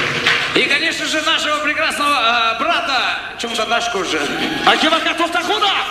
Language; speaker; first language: Russian; non-native, local second language; Uyghur